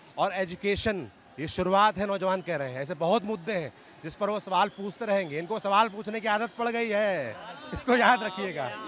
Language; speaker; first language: Hindi; native; Hindi